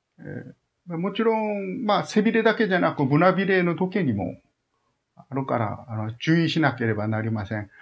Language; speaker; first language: Japanese; non-native, fluent; Korean